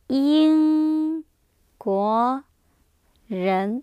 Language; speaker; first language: Chinese; non-native, learner; English